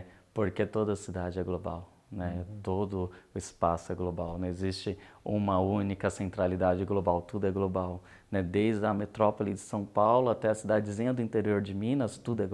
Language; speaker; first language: Portuguese; native; Portuguese